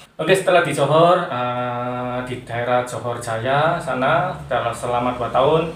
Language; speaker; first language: Indonesian; non-native, local second language; Javanese